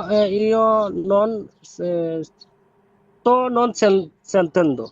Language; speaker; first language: Italian; non-native, learner; Bangla